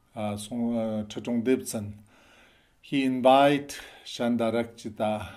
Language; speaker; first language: English; non-native, learner; Chinese